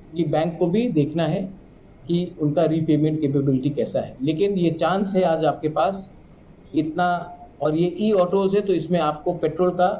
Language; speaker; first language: Hindi; non-native, local second language; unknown